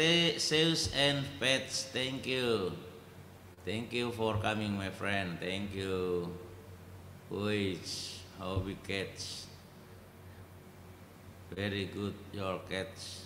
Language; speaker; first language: English; non-native, learner; Indonesian